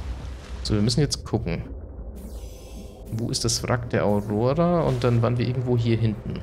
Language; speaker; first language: German; native; German